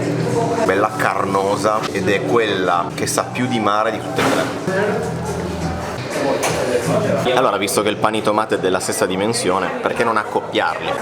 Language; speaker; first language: Italian; native; Italian